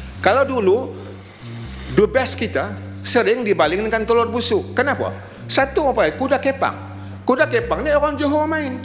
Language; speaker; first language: Malay; native; Malay